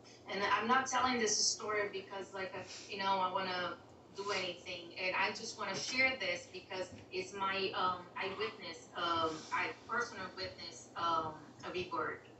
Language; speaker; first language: English; non-native, fluent; Portuguese